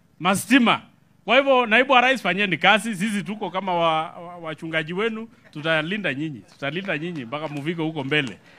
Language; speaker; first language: Swahili; non-native, local second language; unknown